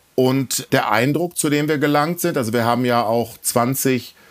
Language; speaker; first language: German; native; German